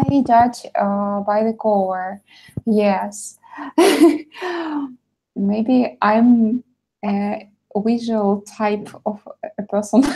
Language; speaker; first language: English; non-native, fluent; Russian